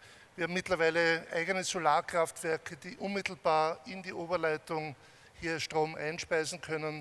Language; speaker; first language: German; native; German